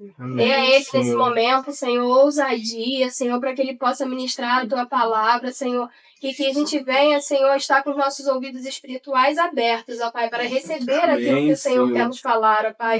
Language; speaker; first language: Portuguese; native; Portuguese